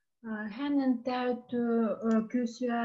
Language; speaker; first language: Finnish; non-native, learner; Russian